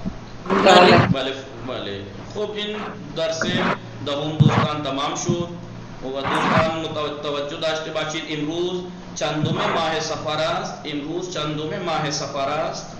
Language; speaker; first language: Persian; non-native, fluent; Urdu